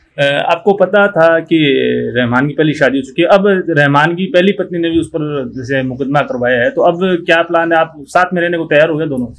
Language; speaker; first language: Hindi; native; Hindi